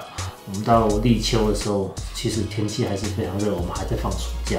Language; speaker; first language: Chinese; native; Chinese